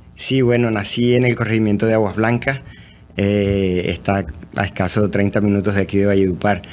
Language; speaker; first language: Spanish; native; Spanish